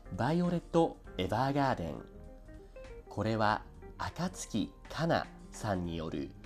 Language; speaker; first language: Japanese; native; Japanese